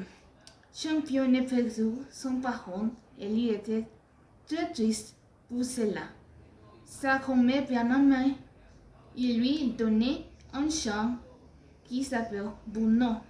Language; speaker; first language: French; non-native, learner; Spanish